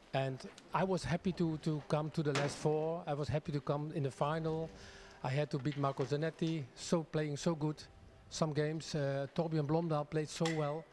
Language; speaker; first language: English; non-native, fluent; Dutch